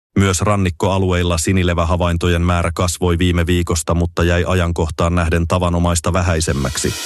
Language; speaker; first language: Finnish; native; Finnish